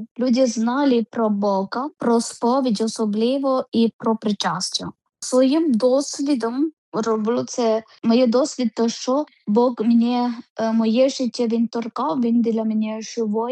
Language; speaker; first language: Ukrainian; non-native, learner; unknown